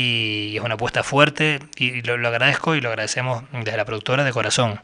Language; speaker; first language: Spanish; native; Spanish